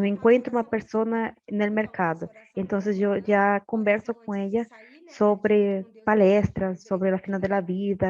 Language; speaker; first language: Spanish; non-native, learner; Portuguese